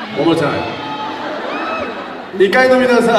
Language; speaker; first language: Japanese; non-native, learner; Korean